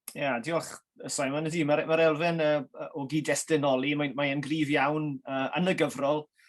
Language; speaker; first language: Welsh; native; Welsh